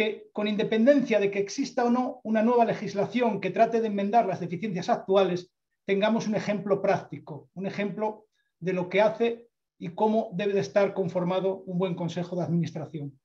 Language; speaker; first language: Spanish; native; Spanish